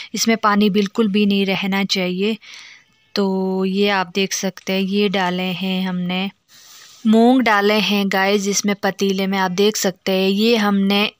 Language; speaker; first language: Hindi; non-native, local second language; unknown